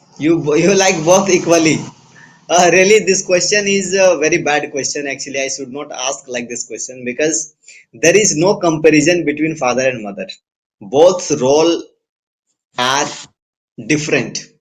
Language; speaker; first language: English; non-native, fluent; Hindi